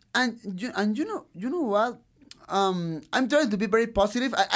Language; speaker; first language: English; non-native, learner; Spanish